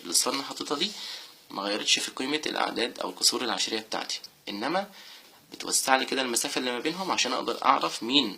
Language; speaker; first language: Arabic; native; Arabic